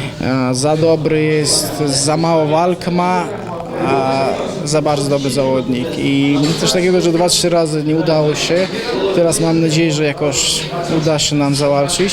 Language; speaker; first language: Polish; non-native, learner; Chechen